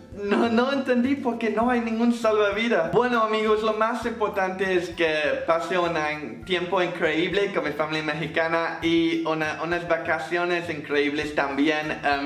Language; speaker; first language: Spanish; non-native, fluent; English